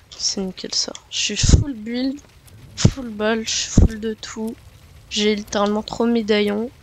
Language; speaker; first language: French; native; French